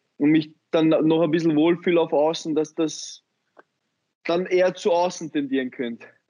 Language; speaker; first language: German; native; German